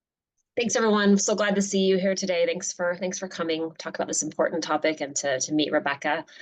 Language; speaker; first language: English; native; English